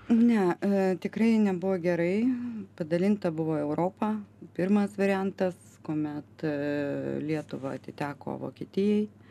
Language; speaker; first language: Lithuanian; non-native, local second language; Russian